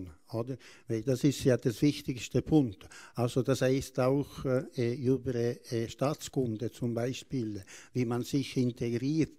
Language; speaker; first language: German; non-native, fluent; Italian